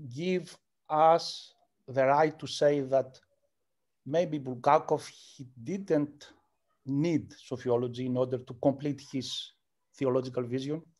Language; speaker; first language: English; non-native, fluent; Greek